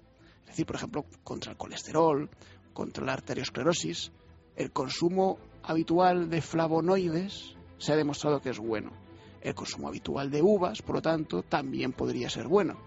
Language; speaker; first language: Spanish; native; Spanish